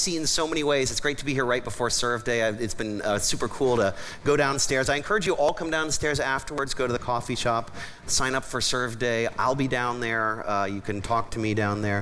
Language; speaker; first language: English; native; English